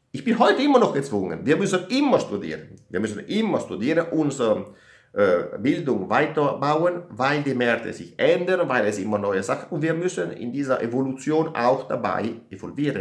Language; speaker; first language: German; non-native, learner; Italian